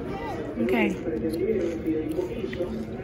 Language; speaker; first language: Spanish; non-native, learner; English